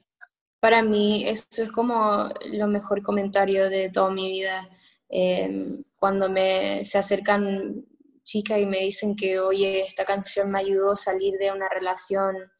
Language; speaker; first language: Spanish; early bilingual, heritage; Spanish